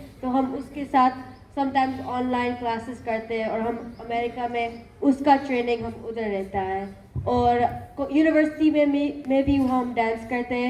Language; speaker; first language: Hindi; non-native, learner; Gujarati